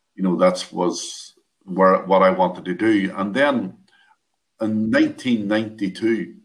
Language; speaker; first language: English; native; English